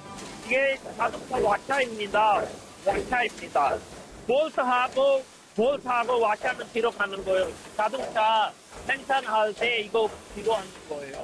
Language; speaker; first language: Korean; non-native, learner; Punjabi